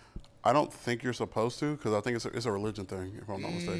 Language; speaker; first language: English; native; English